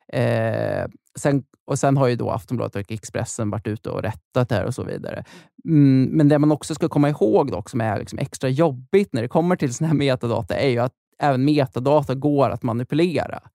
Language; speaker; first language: Swedish; native; Swedish